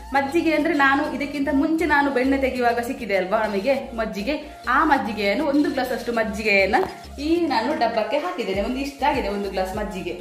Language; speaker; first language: Kannada; non-native, local second language; Tulu